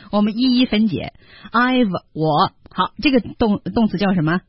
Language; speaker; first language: Chinese; native; Chinese